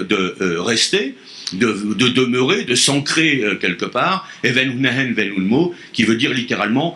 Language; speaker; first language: French; native; French